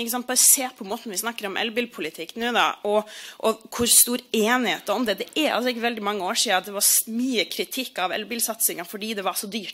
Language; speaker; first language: Norwegian; native; Norwegian